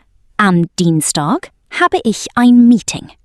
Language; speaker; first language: German; non-native, fluent; English